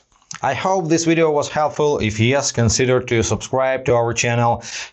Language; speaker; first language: English; non-native, fluent; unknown